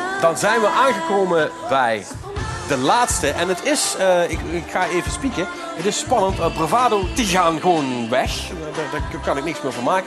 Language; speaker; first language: Dutch; native; Dutch